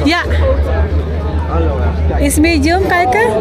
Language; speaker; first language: Dutch; non-native, learner; Iloko